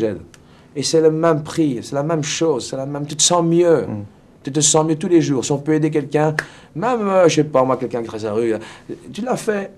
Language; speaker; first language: French; native; French